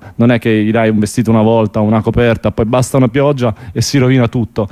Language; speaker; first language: Italian; native; Italian